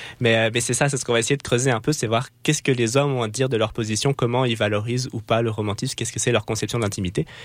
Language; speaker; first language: French; native; French